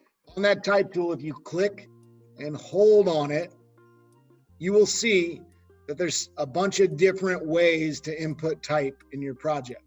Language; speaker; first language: English; native; English